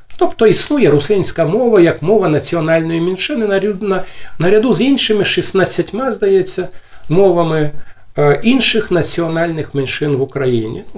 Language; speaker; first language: Ukrainian; native; Ukrainian